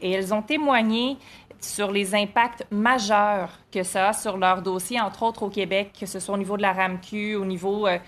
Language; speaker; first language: French; native; French